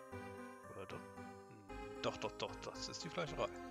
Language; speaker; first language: German; native; German